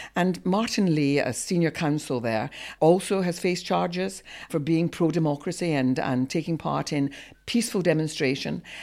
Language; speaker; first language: English; native; English